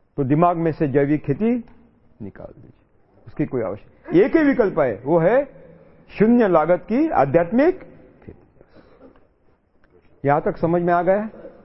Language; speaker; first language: Hindi; non-native, local second language; Marathi